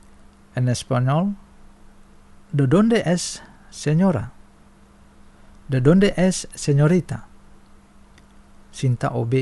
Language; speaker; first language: Spanish; non-native, fluent; Indonesian